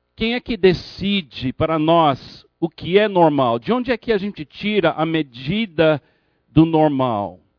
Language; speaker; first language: Portuguese; non-native, fluent; English